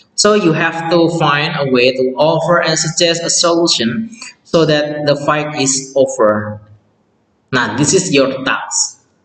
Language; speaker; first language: English; non-native, fluent; Indonesian